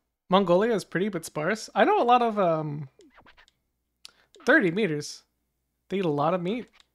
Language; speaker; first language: English; native; English